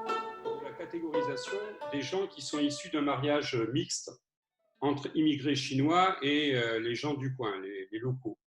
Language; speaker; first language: French; native; French